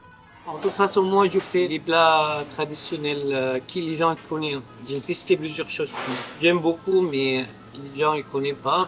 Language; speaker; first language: French; non-native, fluent; Arabic